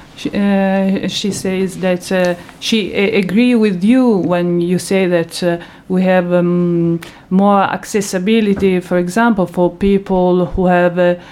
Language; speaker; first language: English; non-native, fluent; Italian